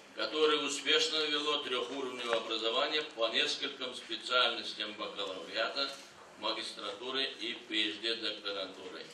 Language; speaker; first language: Russian; non-native, local second language; Kazakh